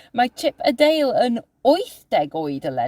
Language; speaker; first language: Welsh; non-native, learner; English